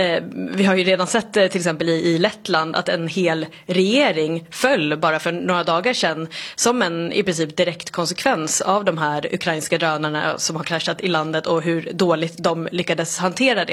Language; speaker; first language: Swedish; native; Swedish